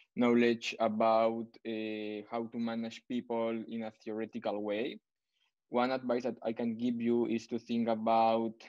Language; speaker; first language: English; non-native, fluent; Spanish